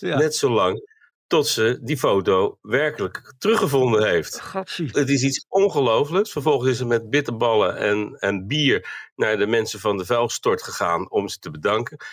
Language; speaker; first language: Dutch; native; Dutch